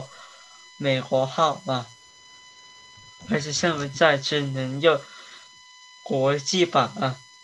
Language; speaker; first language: Chinese; early bilingual, heritage; Chinese